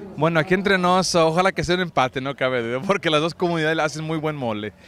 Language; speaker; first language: Spanish; early bilingual, heritage; Spanish